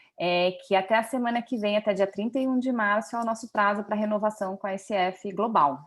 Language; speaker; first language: Portuguese; native; Portuguese